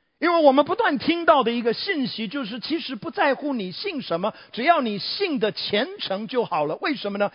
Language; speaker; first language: Chinese; native; Chinese